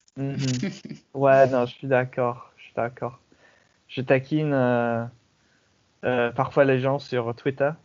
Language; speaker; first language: French; non-native, fluent; English